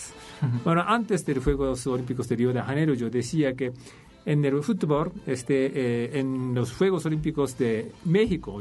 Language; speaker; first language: Spanish; non-native, fluent; Japanese